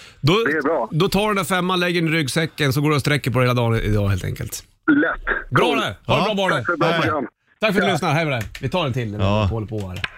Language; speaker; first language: Swedish; native; Swedish